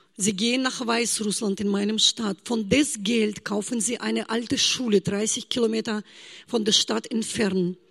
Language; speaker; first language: German; non-native, fluent; Russian